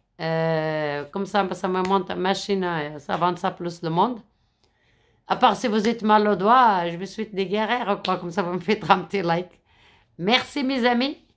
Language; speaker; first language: French; non-native, fluent; Arabic